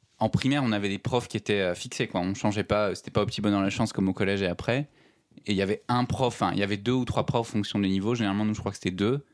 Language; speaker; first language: French; native; French